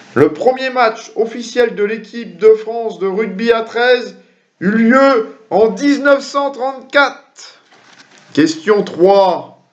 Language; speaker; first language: French; native; French